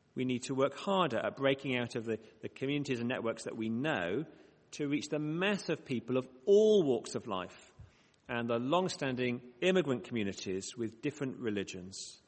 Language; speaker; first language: English; native; English